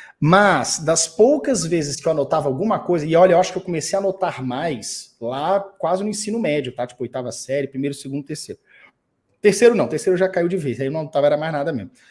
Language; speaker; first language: Portuguese; native; Portuguese